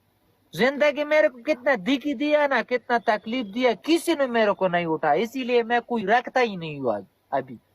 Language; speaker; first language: Hindi; non-native, fluent; Pashto